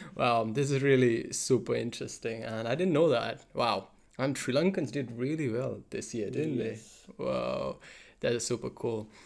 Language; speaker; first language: English; non-native, local second language; Malayalam